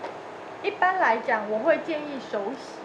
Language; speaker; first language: Chinese; native; Chinese